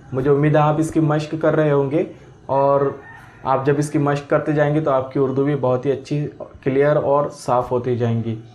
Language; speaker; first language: Hindi; non-native, local second language; Urdu